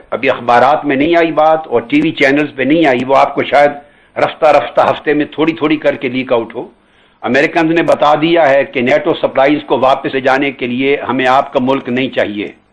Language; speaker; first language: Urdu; non-native, local second language; Punjabi